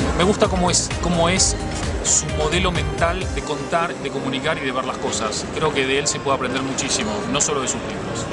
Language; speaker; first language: Spanish; native; Spanish